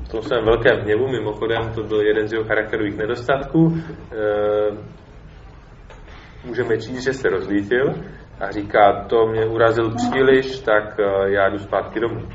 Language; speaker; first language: Czech; native; Czech